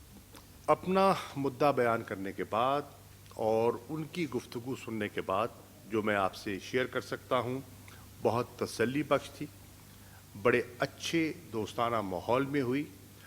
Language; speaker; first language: Urdu; native; Urdu